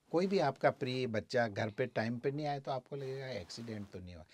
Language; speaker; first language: Hindi; native; Hindi